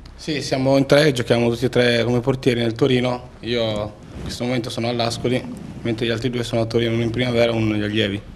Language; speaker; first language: Italian; native; Italian